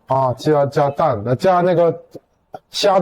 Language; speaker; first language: Chinese; non-native, fluent; Korean